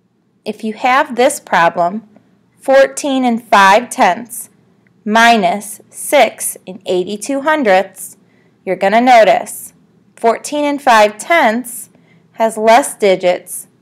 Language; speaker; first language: English; native; English